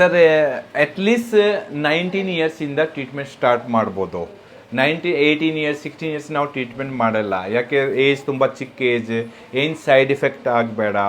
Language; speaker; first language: Kannada; non-native, local second language; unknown